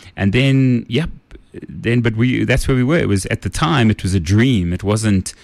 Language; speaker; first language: English; native; English